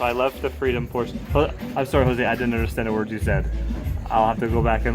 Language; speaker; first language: English; native; English